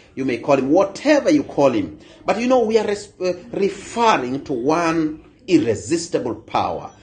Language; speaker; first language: English; non-native, local second language; Luo (Kenya and Tanzania)